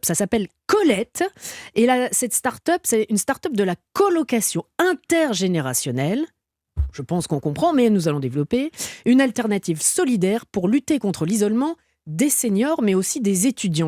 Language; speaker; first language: French; native; French